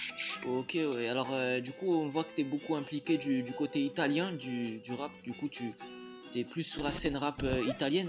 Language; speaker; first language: French; native; French